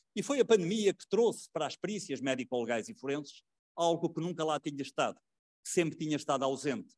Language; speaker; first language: Portuguese; native; Portuguese